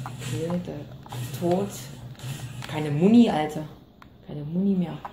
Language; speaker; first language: German; non-native, learner; Vietnamese